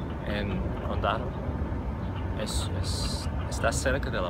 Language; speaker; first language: Spanish; non-native, fluent; English